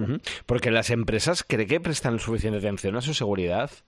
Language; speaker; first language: Spanish; native; Spanish